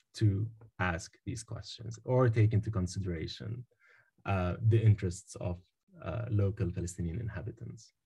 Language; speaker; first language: English; non-native, fluent; Arabic